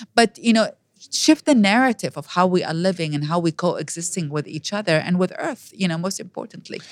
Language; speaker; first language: English; non-native, fluent; Arabic